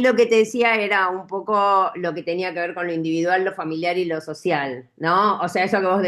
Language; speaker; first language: Spanish; native; Spanish